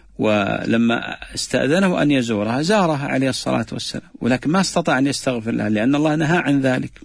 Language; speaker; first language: Arabic; native; Arabic